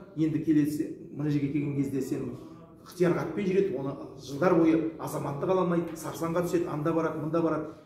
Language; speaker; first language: Kazakh; early bilingual, heritage; Kazakh